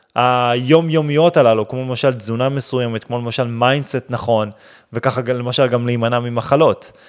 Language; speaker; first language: Hebrew; native; Hebrew